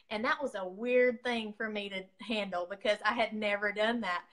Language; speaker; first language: English; native; English